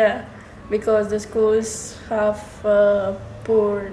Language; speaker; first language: English; non-native, learner; Spanish